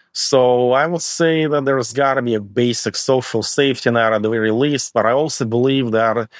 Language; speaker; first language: English; early bilingual, other home language; Russian